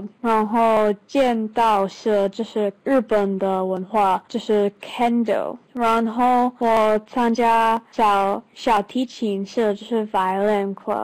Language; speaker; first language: Chinese; non-native, learner; English